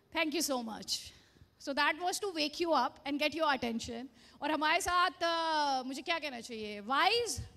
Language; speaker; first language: Hindi; native; Hindi